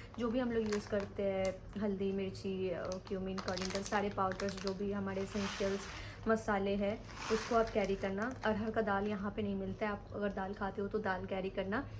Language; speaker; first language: Hindi; native; Hindi